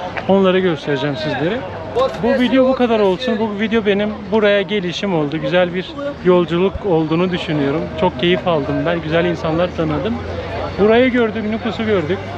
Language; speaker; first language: Turkish; native; Turkish